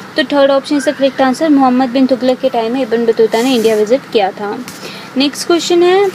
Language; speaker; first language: Hindi; native; Hindi